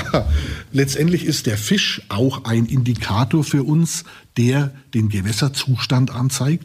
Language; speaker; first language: German; native; German